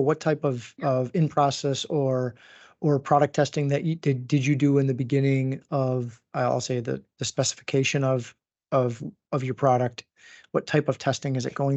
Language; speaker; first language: English; native; English